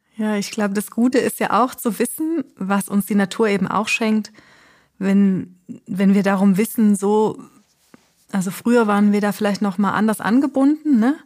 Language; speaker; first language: German; native; German